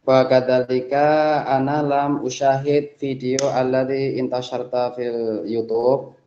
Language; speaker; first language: Arabic; non-native, learner; Indonesian